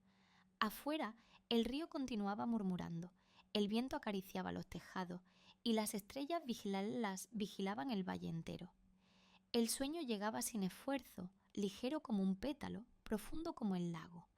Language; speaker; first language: Spanish; native; Spanish